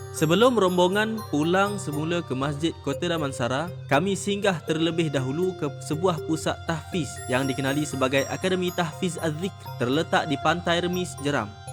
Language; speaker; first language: Malay; native; Malay